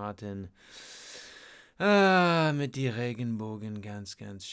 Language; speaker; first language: German; non-native, learner; English